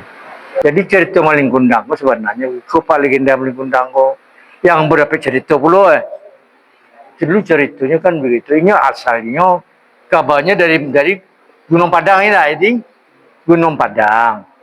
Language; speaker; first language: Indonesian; non-native, local second language; Minangkabau